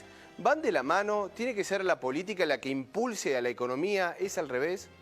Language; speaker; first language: Spanish; native; Spanish